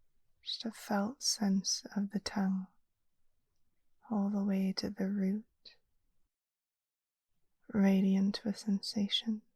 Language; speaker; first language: English; native; English